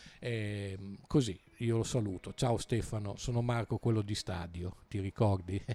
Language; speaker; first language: Italian; native; Italian